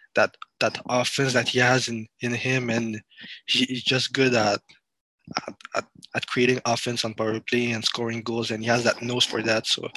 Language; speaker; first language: English; non-native, fluent; French